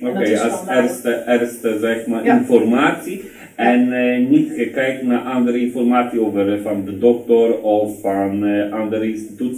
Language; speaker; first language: Dutch; non-native, learner; Polish